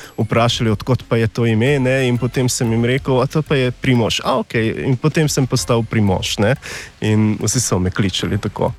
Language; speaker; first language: Slovenian; non-native, fluent; Hungarian